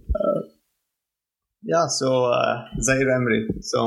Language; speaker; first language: Norwegian; non-native, fluent; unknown